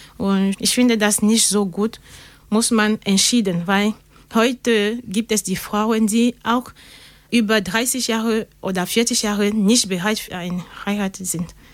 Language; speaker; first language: German; non-native, learner; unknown